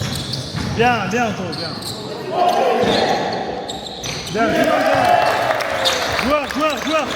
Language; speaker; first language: French; native; French